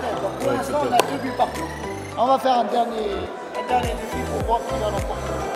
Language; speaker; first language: French; native; French